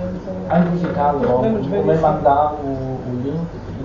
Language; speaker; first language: Portuguese; non-native, fluent; Dutch